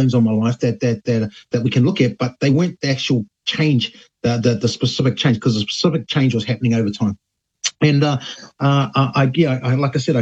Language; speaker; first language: English; native; English